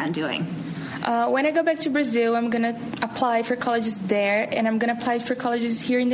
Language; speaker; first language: English; non-native, fluent; Portuguese